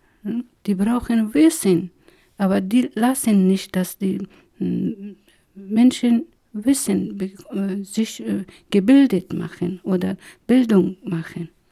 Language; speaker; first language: German; non-native, learner; Persian